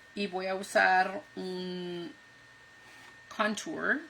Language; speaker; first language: Spanish; early bilingual, heritage; Spanish